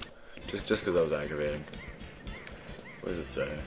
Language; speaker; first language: English; native; English